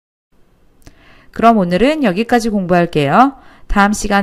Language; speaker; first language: Korean; native; Korean